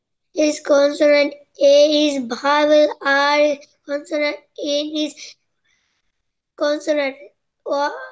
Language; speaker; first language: English; non-native, learner; Bangla